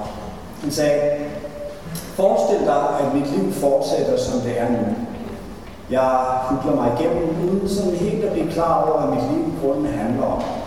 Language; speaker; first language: Danish; native; Danish